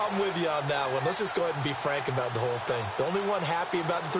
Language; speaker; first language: English; native; English